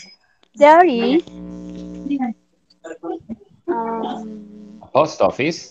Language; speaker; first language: English; non-native, fluent; Spanish